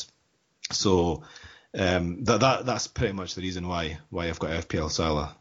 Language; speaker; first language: English; native; English